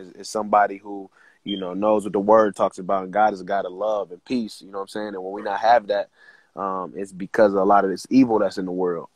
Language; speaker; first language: English; native; English